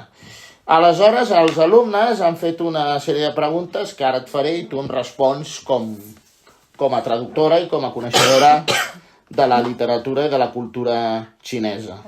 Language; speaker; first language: Catalan; native; Catalan